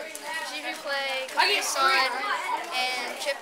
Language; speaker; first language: French; non-native, learner; English